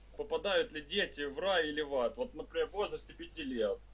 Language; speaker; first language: Russian; native; Russian